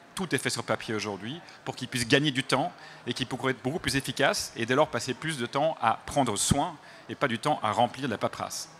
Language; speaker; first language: French; native; French